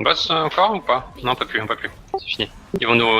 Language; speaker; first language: French; native; French